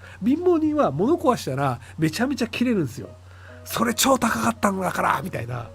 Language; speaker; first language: Japanese; native; Japanese